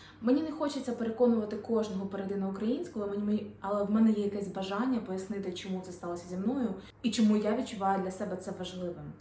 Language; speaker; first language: Ukrainian; non-native, local second language; Russian